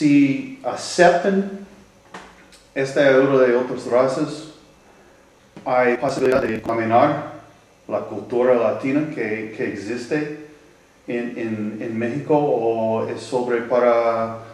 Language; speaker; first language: Spanish; non-native, learner; English